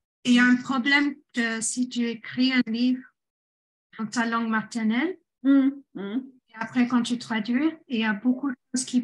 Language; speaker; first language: French; non-native, fluent; English